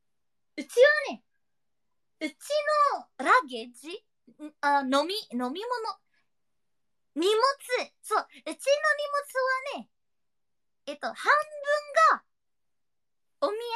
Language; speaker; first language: Japanese; non-native, learner; Indonesian